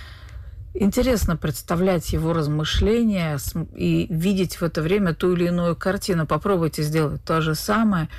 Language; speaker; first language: Russian; native; Russian